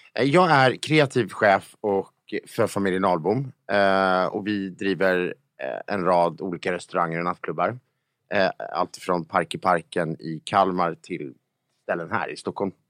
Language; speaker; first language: Swedish; native; Swedish